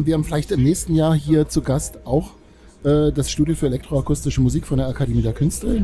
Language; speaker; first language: German; native; German